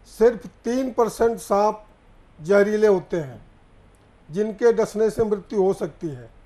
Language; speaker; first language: Hindi; native; Hindi